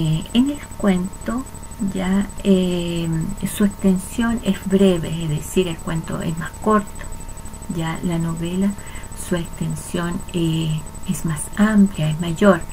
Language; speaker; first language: Spanish; native; Spanish